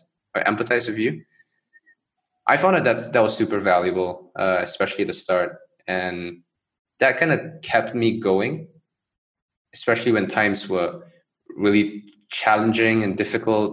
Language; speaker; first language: English; non-native, local second language; Chinese